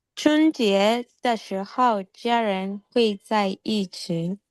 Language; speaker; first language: Chinese; non-native, learner; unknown